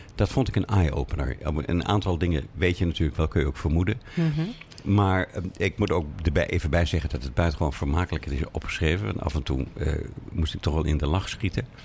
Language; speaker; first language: Dutch; native; Dutch